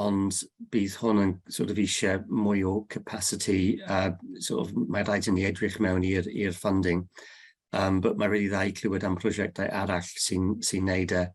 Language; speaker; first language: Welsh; non-native, learner; English